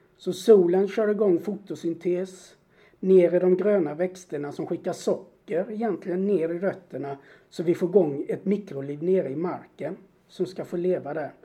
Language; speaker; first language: Swedish; native; Swedish